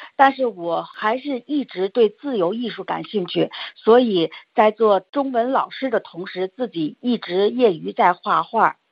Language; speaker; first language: Chinese; native; Chinese